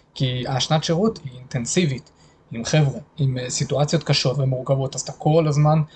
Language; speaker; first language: Hebrew; native; Hebrew